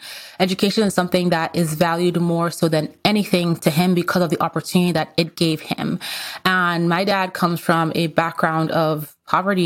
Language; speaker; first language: English; non-native, local second language; Yoruba